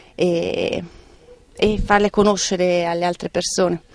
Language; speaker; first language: Italian; native; Italian